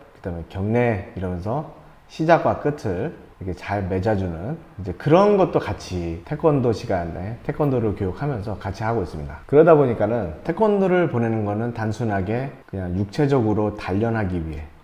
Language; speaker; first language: Korean; native; Korean